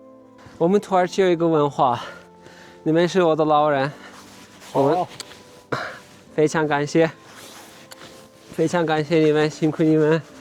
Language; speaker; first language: Chinese; non-native, learner; Turkish